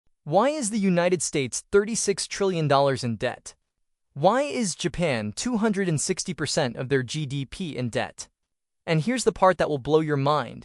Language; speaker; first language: English; native; English